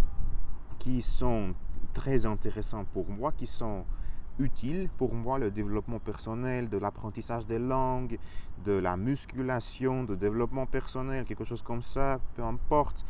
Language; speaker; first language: French; non-native, learner; Russian